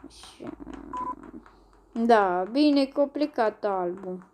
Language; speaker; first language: Romanian; native; Romanian